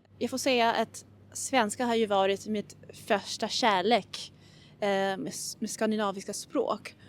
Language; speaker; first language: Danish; non-native, fluent; Italian